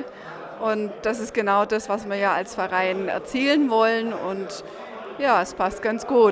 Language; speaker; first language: German; native; German